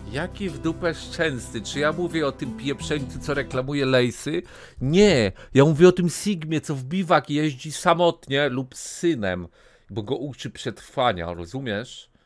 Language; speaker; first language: Polish; native; Polish